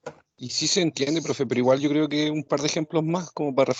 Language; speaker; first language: Spanish; native; Spanish